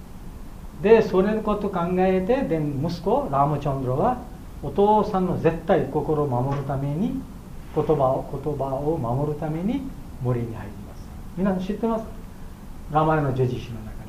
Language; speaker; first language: Japanese; non-native, learner; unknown